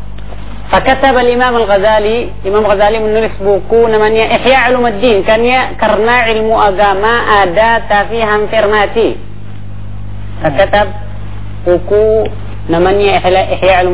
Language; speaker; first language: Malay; non-native, fluent; Arabic